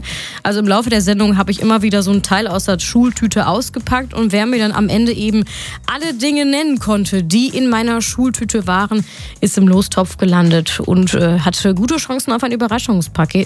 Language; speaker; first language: German; native; German